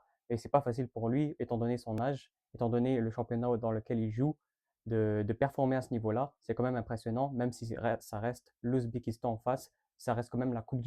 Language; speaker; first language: French; native; French